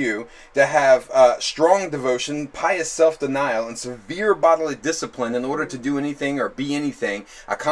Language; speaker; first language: English; native; English